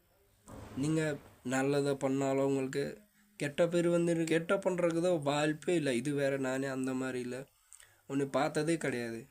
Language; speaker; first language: Tamil; non-native, fluent; Nepali